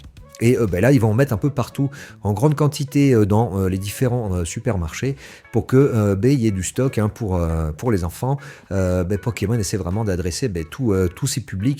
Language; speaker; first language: French; native; French